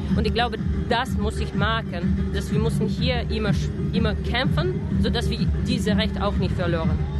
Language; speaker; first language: German; non-native, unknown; Russian